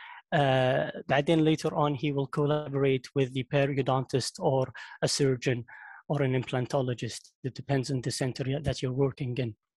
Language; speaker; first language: English; non-native, fluent; Arabic